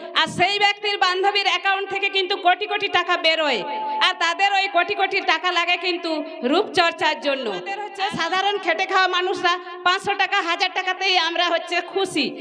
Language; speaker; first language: Bangla; non-native, local second language; Santali